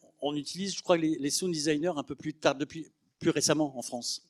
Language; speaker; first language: French; native; French